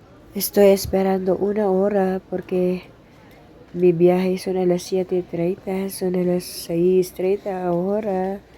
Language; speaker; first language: Spanish; non-native, learner; Filipino